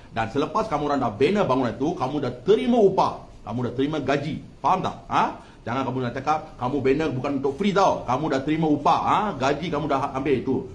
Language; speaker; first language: Malay; native; Malay